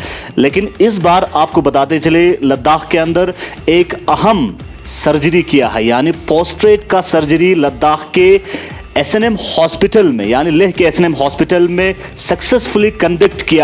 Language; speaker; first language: Hindi; non-native, local second language; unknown